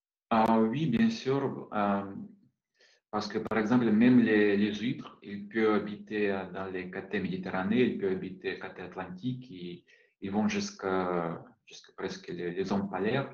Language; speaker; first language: French; non-native, fluent; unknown